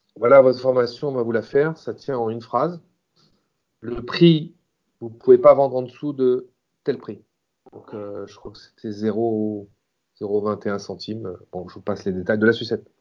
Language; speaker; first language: French; native; French